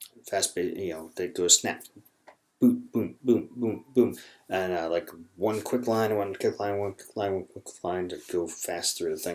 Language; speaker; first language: English; native; English